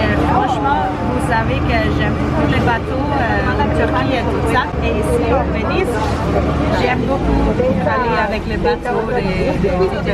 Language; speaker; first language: French; non-native, learner; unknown